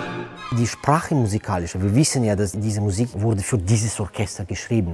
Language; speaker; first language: German; non-native, fluent; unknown